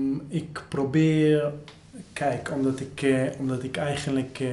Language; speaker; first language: Dutch; non-native, fluent; Hebrew